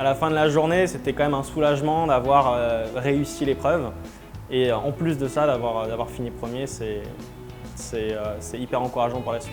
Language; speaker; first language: French; native; French